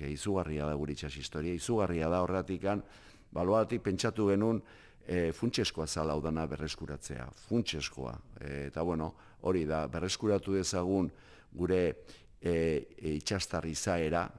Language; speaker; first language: Basque; native; Basque